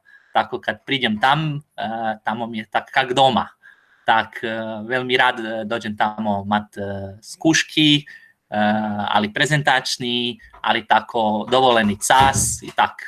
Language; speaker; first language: Slovak; non-native, learner; Croatian